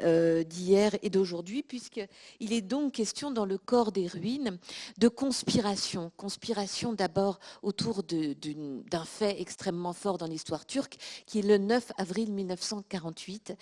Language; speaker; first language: French; native; French